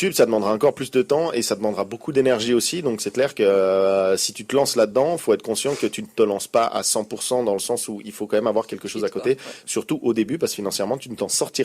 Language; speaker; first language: French; native; French